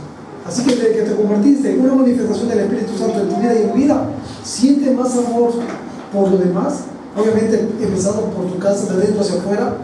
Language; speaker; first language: Spanish; native; Spanish